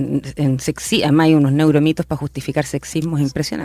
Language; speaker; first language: Spanish; native; Spanish